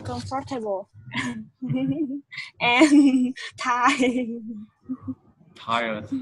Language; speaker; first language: English; non-native, learner; Vietnamese